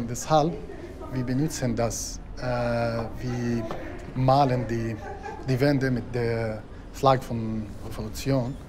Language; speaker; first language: German; non-native, learner; Arabic